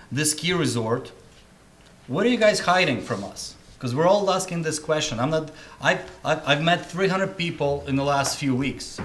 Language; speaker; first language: English; non-native, fluent; Russian